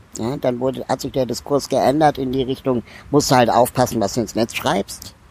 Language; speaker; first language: German; native; German